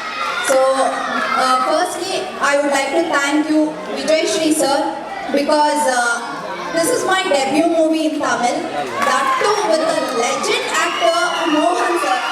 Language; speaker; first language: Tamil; non-native, learner; Kannada